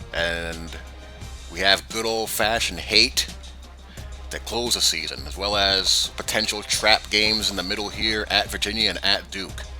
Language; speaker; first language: English; native; English